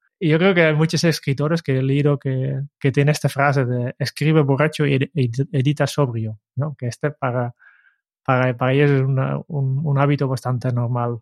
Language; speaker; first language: Spanish; non-native, fluent; Dutch